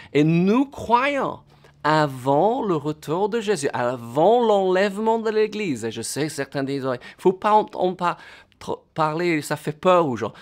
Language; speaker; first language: French; non-native, fluent; English